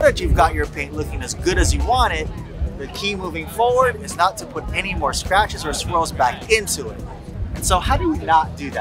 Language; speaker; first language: English; native; English